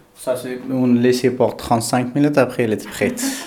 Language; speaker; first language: French; non-native, learner; Pashto